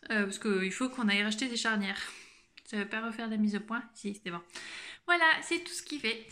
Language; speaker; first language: French; native; French